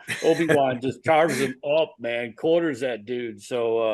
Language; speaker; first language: English; native; English